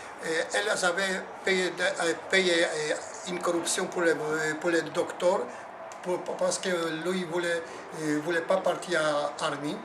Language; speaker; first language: French; non-native, learner; Polish